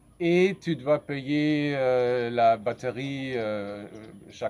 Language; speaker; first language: French; non-native, fluent; German